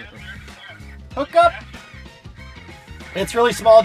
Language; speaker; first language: English; native; English